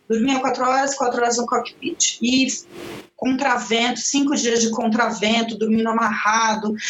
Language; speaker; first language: Portuguese; non-native, fluent; Spanish